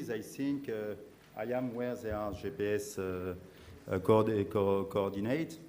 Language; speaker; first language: English; non-native, learner; French